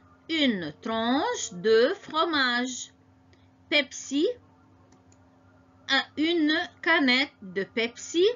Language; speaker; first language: French; non-native, fluent; Arabic